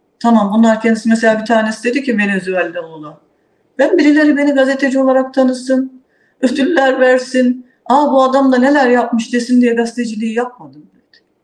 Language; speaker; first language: Turkish; native; Turkish